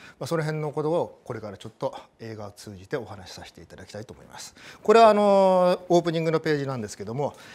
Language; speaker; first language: Japanese; native; Japanese